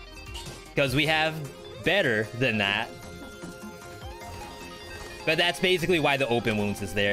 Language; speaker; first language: English; native; English